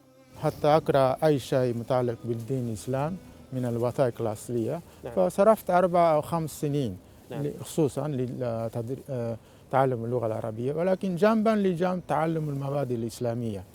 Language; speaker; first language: Arabic; non-native, fluent; Japanese